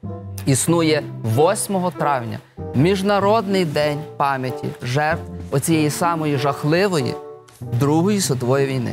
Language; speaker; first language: Ukrainian; native; Ukrainian